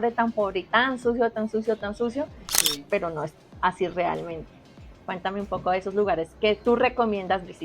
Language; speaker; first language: Spanish; native; Spanish